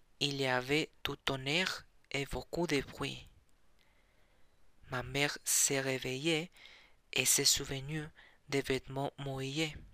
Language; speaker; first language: French; non-native, learner; Spanish